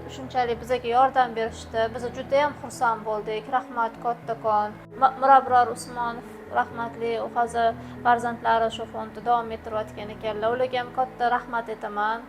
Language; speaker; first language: Uzbek; native; Uzbek